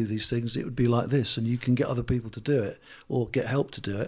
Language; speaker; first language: English; native; English